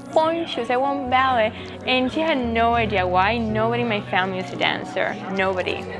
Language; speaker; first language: English; non-native, fluent; Spanish